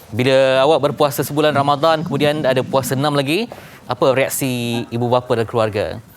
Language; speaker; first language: Malay; native; Malay